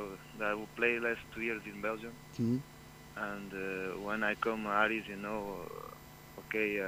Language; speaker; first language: English; non-native, fluent; Portuguese